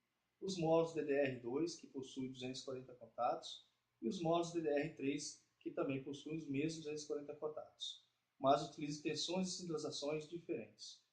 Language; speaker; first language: Portuguese; native; Portuguese